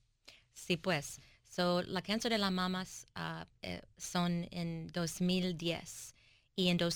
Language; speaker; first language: Spanish; early bilingual, heritage; English